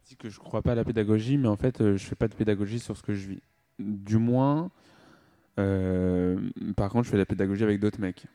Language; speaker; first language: French; native; French